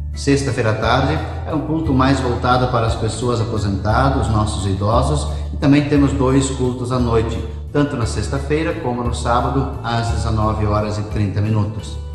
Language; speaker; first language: Portuguese; native; Portuguese